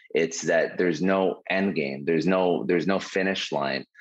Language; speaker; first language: English; native; English